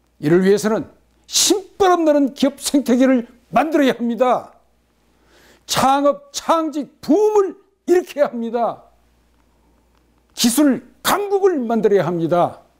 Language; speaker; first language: Korean; native; Korean